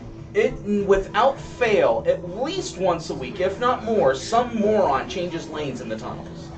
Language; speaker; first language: English; native; English